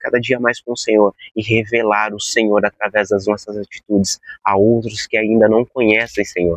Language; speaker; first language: Portuguese; native; Portuguese